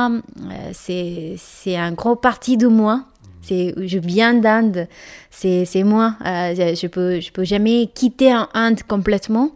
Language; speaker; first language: French; non-native, learner; Malayalam